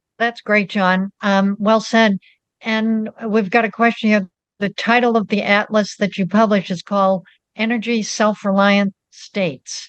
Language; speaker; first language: English; native; English